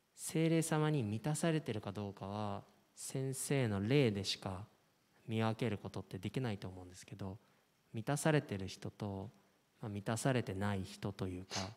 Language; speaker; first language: Japanese; native; Japanese